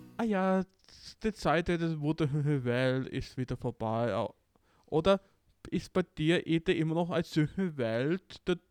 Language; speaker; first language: German; non-native, learner; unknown